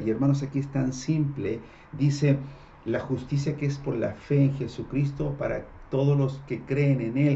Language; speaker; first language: Spanish; native; Spanish